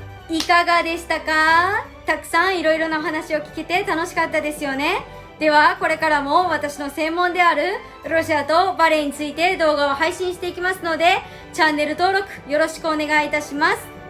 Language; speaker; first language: Japanese; native; Japanese